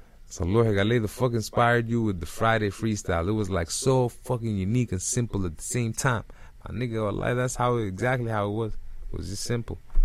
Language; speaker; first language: English; early bilingual, other home language; Arabic